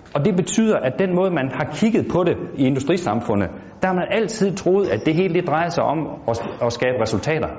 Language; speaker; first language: Danish; native; Danish